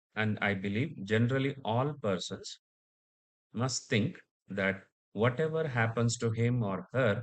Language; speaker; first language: English; non-native, local second language; Kannada